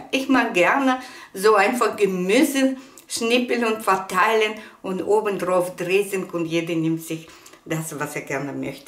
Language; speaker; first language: German; non-native, fluent; Russian